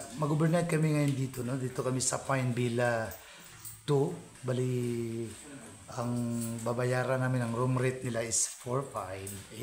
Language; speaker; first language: Filipino; non-native, local second language; Hiligaynon